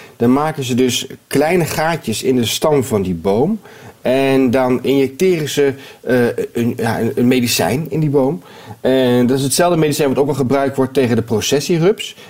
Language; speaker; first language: Dutch; native; Dutch